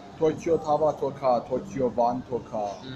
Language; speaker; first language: Japanese; non-native, fluent; Persian